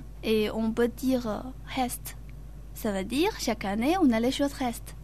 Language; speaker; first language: French; non-native, learner; Chinese